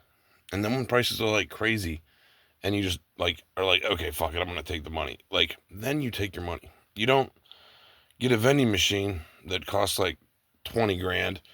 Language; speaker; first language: English; native; English